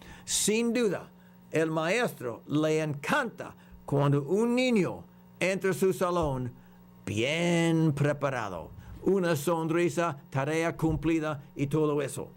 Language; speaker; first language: Spanish; non-native, fluent; English